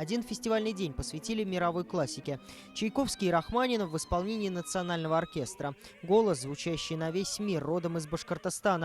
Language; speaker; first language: Russian; native; Russian